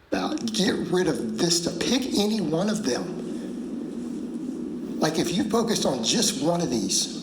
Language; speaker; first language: English; native; English